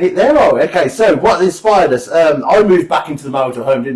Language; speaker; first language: English; native; English